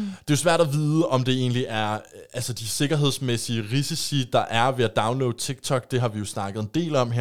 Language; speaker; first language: Danish; native; Danish